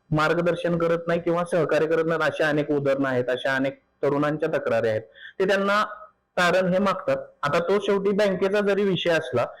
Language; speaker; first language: Marathi; native; Marathi